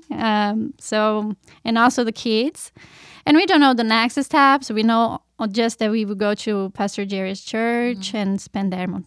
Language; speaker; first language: English; non-native, fluent; Portuguese